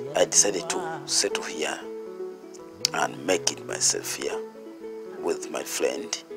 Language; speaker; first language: English; non-native, local second language; Ganda